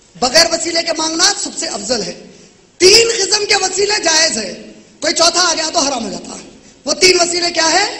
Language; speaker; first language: Urdu; native; Urdu